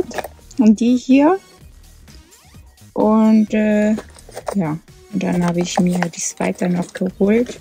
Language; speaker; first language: German; non-native, fluent; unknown